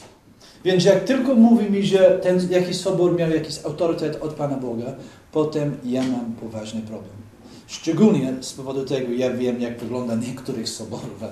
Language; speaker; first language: Polish; non-native, fluent; English